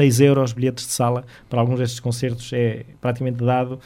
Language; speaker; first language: Portuguese; native; Portuguese